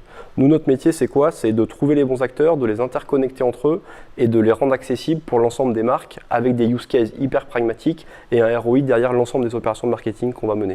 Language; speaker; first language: French; native; French